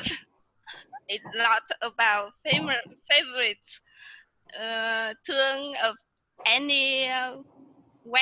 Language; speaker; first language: English; non-native, learner; Vietnamese